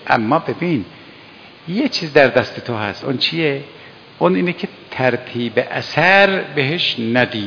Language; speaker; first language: Persian; native; Persian